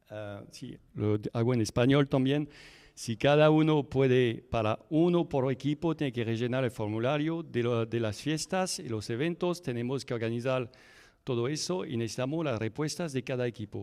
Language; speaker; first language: Spanish; non-native, fluent; French